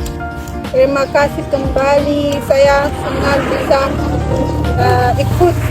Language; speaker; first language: Indonesian; non-native, learner; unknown